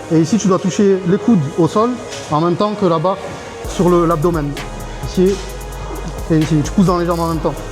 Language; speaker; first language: French; native; French